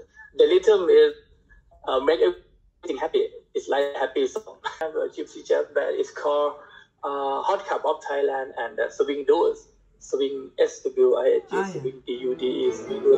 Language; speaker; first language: English; non-native, learner; Thai